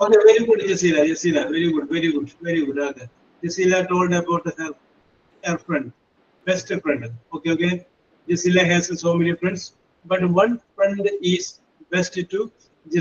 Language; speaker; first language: English; non-native, fluent; Malayalam